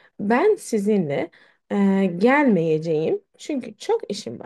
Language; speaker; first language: Turkish; non-native, fluent; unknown